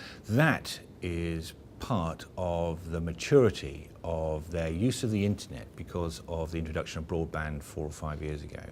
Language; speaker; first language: English; native; English